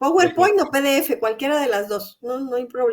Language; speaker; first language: Spanish; native; Spanish